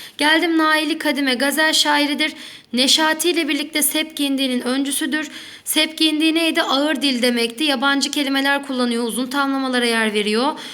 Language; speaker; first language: Turkish; native; Turkish